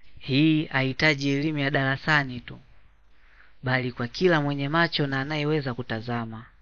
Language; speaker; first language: Swahili; native; Swahili